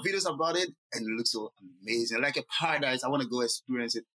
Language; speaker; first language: English; non-native, local second language; Akan